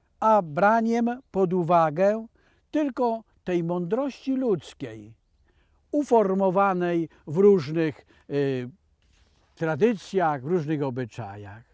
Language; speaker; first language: Polish; native; Polish